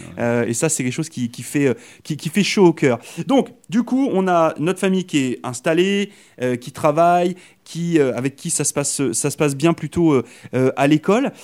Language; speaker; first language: French; native; French